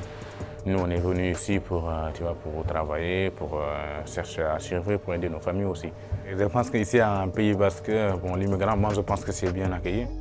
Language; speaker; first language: French; non-native, local second language; Wolof